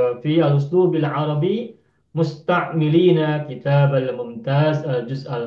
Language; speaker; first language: Arabic; non-native, fluent; Indonesian